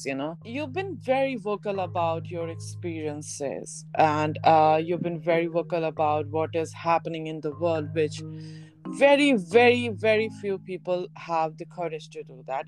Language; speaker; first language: English; non-native, local second language; Hindi